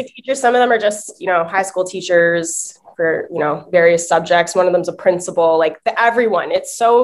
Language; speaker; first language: English; native; English